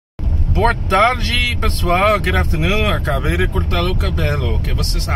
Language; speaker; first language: Portuguese; non-native, learner; English